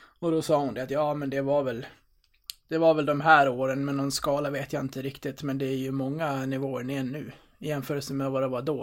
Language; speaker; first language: Swedish; native; Swedish